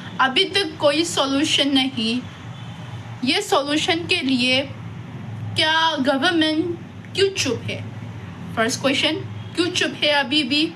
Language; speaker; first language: Hindi; non-native, local second language; Manipuri